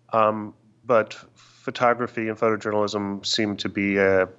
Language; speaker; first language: English; native; English